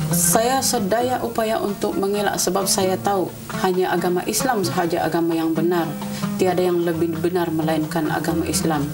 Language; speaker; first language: Malay; non-native, local second language; Central Dusun